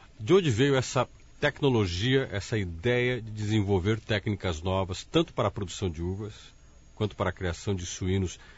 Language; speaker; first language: Portuguese; native; Portuguese